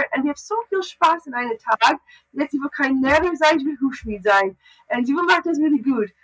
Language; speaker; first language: German; non-native, learner; English